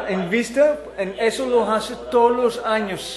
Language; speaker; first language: Spanish; non-native, fluent; Dutch